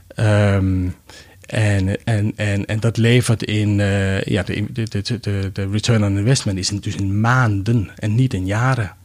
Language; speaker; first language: Dutch; non-native, fluent; Danish